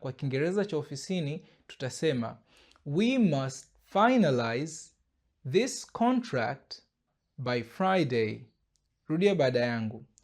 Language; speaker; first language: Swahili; native; Swahili